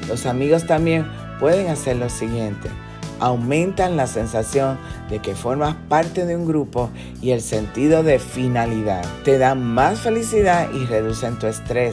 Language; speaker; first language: Spanish; native; Spanish